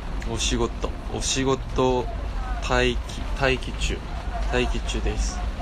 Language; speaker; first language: Japanese; non-native, fluent; Korean